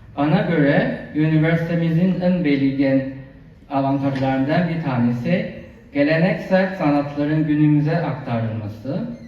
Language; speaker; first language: Turkish; non-native, fluent; Chinese